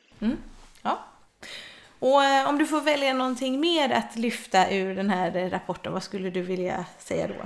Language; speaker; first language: Swedish; native; Swedish